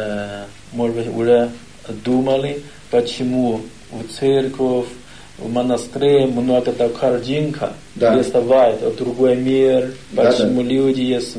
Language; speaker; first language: Russian; non-native, learner; Chinese